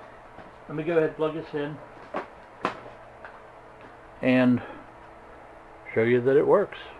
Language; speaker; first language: English; native; English